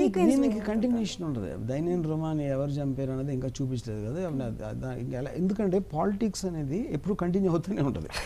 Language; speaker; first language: Telugu; native; Telugu